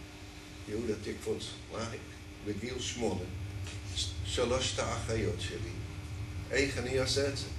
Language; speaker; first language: Hebrew; non-native, fluent; Dutch